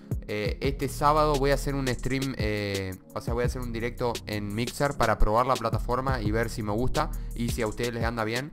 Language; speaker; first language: Spanish; native; Spanish